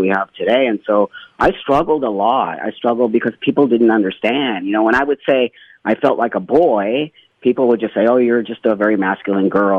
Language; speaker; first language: English; native; English